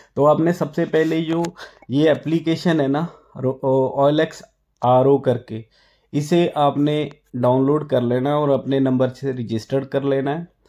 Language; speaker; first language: Hindi; non-native, local second language; Punjabi